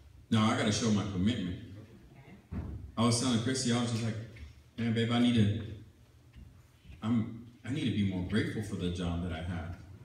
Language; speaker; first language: English; early bilingual, other home language; Spanish